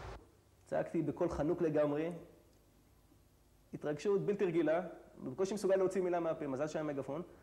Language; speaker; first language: Hebrew; native; Hebrew